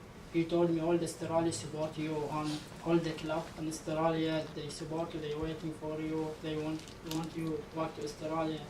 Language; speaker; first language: English; non-native, learner; Arabic